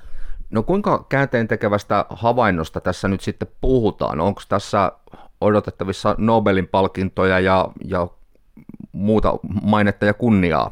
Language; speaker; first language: Finnish; native; Finnish